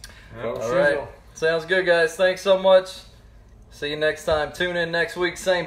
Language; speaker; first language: English; native; English